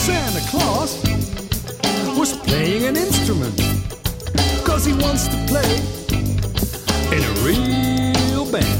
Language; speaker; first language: English; early bilingual, other home language; Haitian Creole